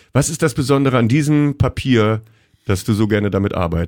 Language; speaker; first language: German; native; German